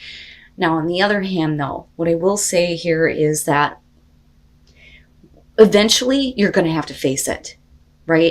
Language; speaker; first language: English; native; English